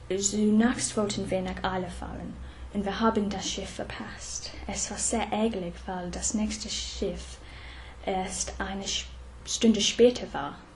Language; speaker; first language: German; non-native, fluent; English